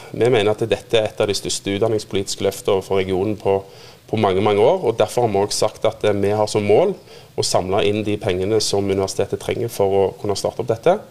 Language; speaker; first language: Norwegian; native; Norwegian